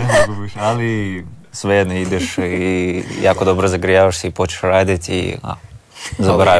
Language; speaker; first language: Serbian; non-native, learner; Russian